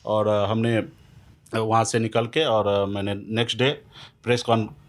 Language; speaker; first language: Hindi; native; Hindi